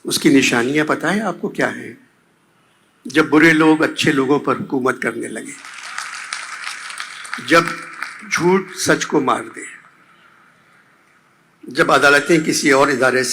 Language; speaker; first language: Urdu; native; Urdu